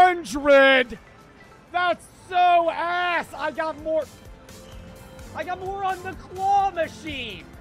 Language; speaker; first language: English; native; English